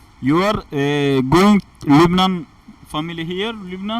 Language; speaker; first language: English; non-native, learner; Turkish